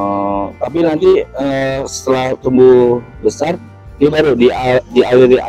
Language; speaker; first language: Indonesian; native; Indonesian